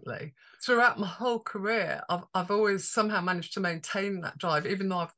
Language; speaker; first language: English; native; English